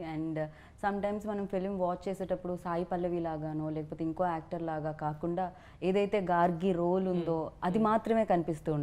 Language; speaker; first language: Telugu; native; Telugu